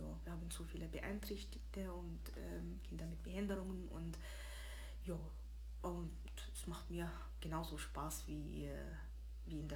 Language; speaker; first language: German; early bilingual, other home language; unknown